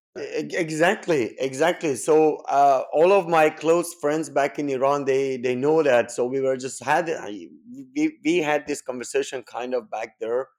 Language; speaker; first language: English; non-native, fluent; Persian